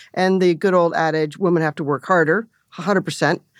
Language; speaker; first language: English; native; English